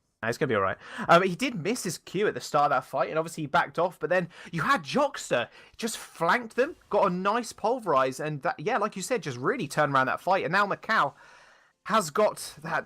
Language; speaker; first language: English; native; English